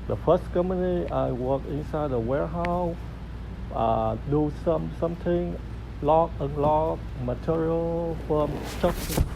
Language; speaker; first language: English; non-native, learner; Vietnamese